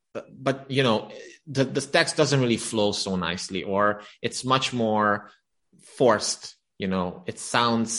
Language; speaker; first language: English; non-native, fluent; Romanian